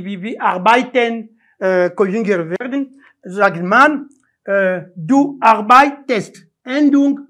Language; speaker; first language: German; non-native, learner; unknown